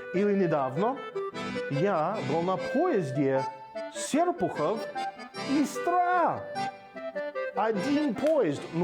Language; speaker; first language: Russian; non-native, fluent; English